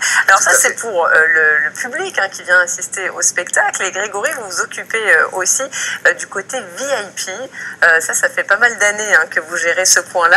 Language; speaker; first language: French; native; French